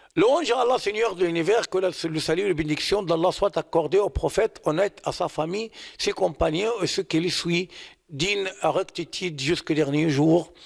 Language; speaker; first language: French; non-native, fluent; Arabic